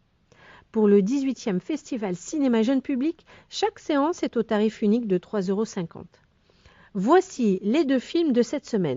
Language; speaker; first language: French; native; French